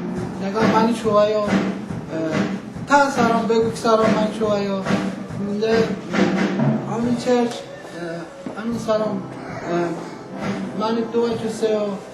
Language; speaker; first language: Korean; non-native, learner; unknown